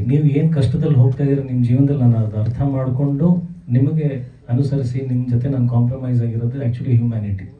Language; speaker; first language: Kannada; native; Kannada